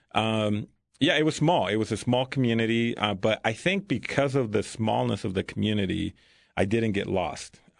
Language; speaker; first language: English; early bilingual, other home language; Spanish